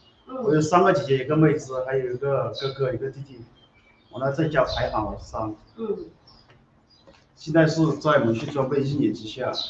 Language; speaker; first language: Chinese; non-native, local second language; Burmese